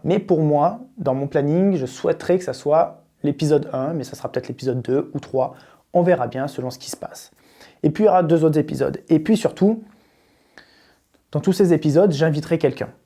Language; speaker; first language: French; native; French